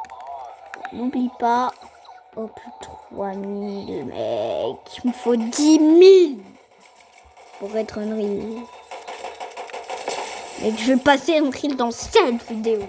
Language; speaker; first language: French; native; French